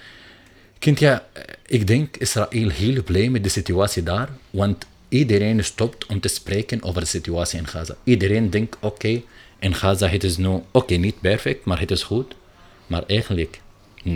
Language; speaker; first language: Dutch; non-native, learner; Arabic